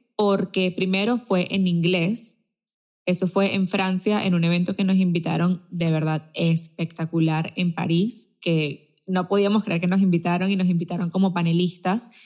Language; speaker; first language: Spanish; native; Spanish